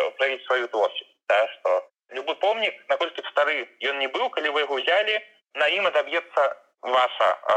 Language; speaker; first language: Belarusian; non-native, local second language; Russian